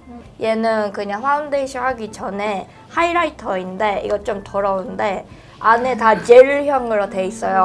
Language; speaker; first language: Korean; non-native, fluent; Japanese